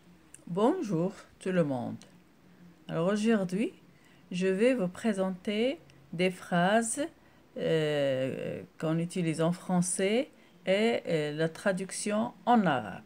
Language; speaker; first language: French; non-native, local second language; Arabic